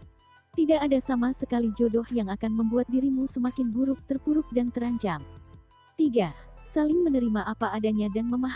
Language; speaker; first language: Indonesian; native; Indonesian